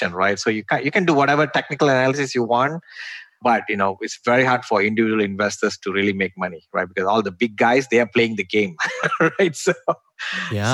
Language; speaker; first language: English; non-native, local second language; Tamil